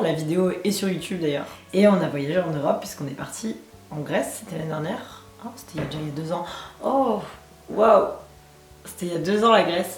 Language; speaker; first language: French; native; French